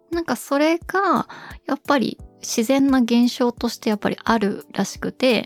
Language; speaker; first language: Japanese; early bilingual, heritage; Japanese